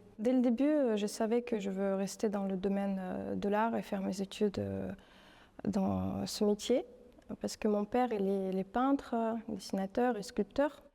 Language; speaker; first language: French; non-native, fluent; Russian